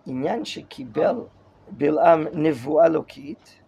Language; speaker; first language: Hebrew; non-native, fluent; English